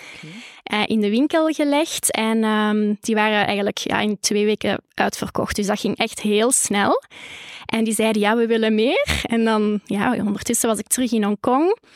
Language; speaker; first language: Dutch; native; Dutch